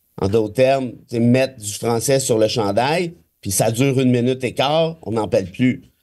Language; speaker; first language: French; native; French